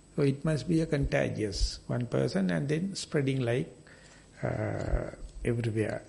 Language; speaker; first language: English; non-native, local second language; Sinhala